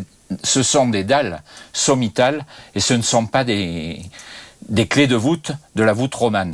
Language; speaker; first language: French; native; French